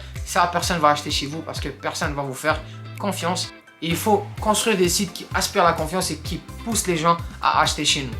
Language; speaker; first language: French; native; French